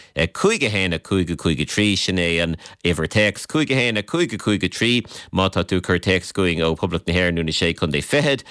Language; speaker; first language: Irish; native; Irish